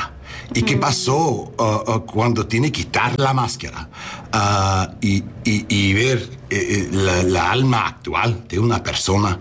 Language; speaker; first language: Spanish; non-native, learner; English